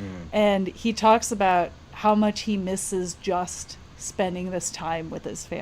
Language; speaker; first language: English; native; English